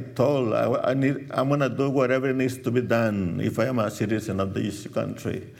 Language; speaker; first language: English; non-native, fluent; Spanish